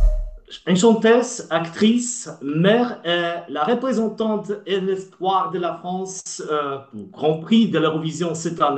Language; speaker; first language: French; non-native, learner; Polish